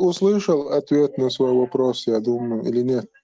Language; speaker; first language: Russian; non-native, local second language; Chechen